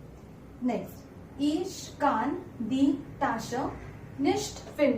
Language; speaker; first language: German; non-native, fluent; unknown